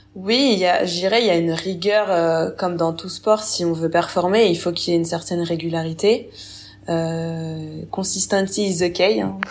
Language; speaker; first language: French; native; French